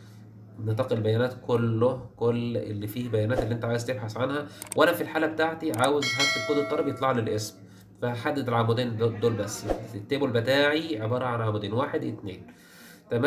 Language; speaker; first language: Arabic; native; Arabic